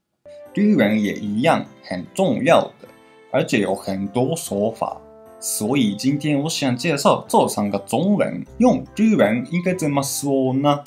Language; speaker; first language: Chinese; non-native, fluent; Japanese